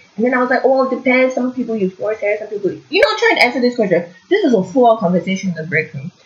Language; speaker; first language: English; non-native, local second language; Yoruba